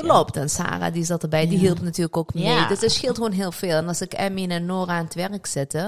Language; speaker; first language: Dutch; early bilingual, other home language; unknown